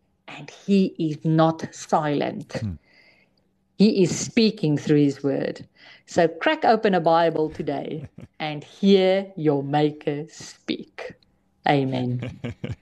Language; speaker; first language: English; non-native, local second language; Afrikaans